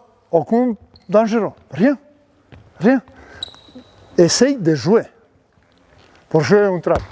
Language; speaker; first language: French; non-native, learner; Serbian